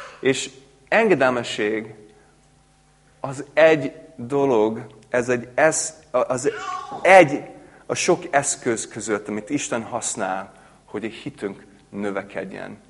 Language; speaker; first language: Hungarian; non-native, fluent; English